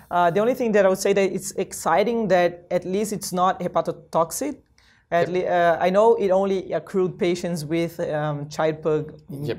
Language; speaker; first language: English; non-native, fluent; Portuguese